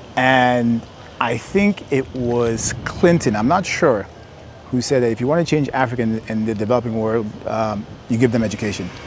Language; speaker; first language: English; native; English